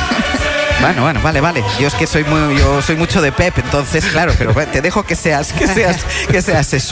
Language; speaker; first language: Spanish; native; Spanish